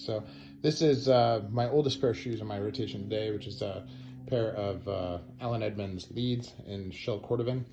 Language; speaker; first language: English; native; English